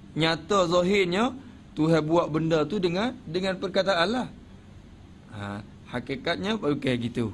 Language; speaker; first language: Malay; native; Malay